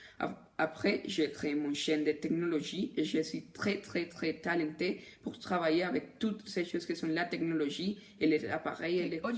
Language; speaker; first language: French; non-native, learner; Spanish